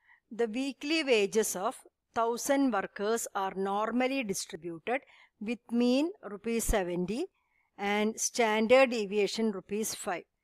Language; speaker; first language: English; non-native, local second language; Malayalam